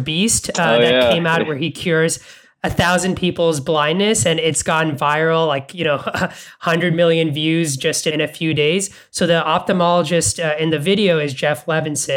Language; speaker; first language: English; non-native, local second language; Bangla